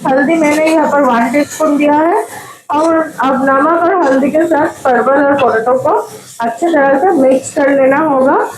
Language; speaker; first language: Hindi; non-native, local second language; Bangla